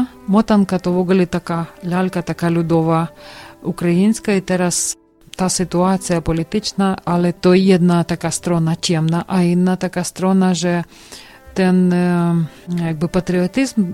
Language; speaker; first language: Polish; non-native, learner; Ukrainian